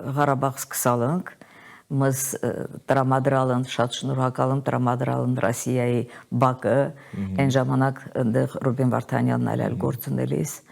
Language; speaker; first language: Armenian; native; Armenian